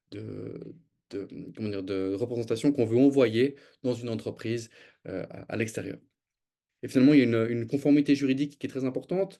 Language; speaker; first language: French; native; French